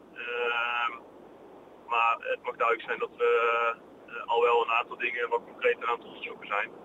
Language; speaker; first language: Dutch; native; Dutch